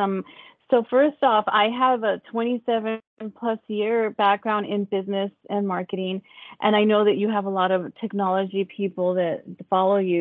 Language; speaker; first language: English; native; English